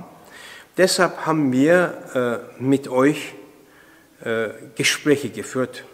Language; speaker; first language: German; non-native, fluent; Turkish